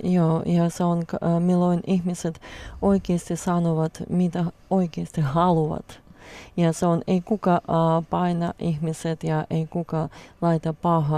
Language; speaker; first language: Finnish; non-native, learner; Russian